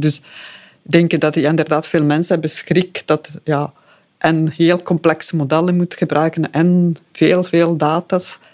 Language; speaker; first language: Dutch; non-native, fluent; Italian